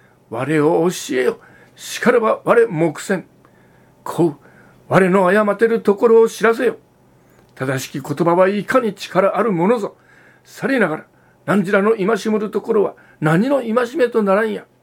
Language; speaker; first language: Japanese; native; Japanese